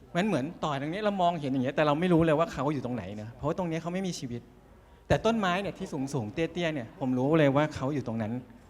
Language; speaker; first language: Thai; native; Thai